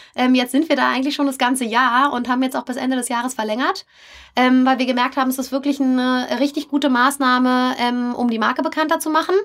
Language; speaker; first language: German; native; German